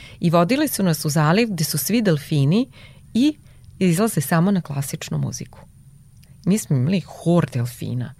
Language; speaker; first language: Serbian; non-native, local second language; Hungarian